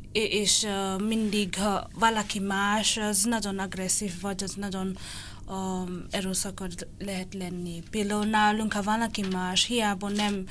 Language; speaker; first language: Hungarian; non-native, learner; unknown